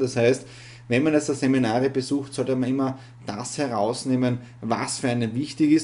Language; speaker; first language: German; native; German